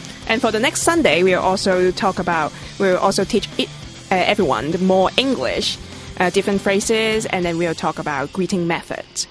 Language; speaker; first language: English; non-native, local second language; Cantonese